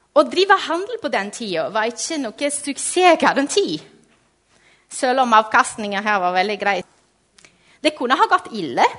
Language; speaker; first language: Norwegian; non-native, fluent; Portuguese